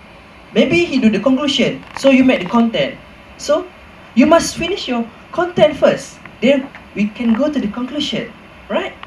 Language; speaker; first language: English; non-native, local second language; Malay